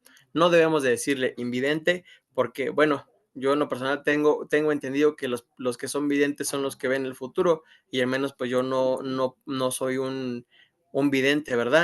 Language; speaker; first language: Spanish; native; Spanish